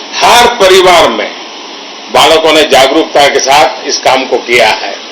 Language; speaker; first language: Hindi; non-native, local second language; Gujarati